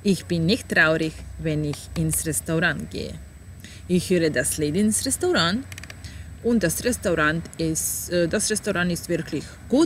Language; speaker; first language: German; non-native, fluent; Serbian